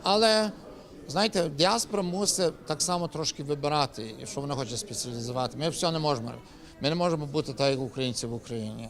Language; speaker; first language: Ukrainian; early bilingual, heritage; Ukrainian